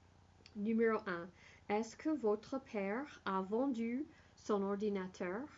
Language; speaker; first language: French; non-native, fluent; English